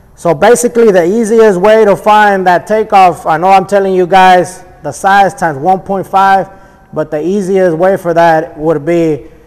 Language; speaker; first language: English; early bilingual, other home language; Spanish